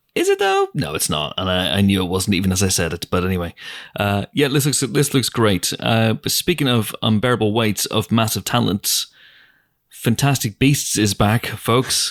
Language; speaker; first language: English; native; English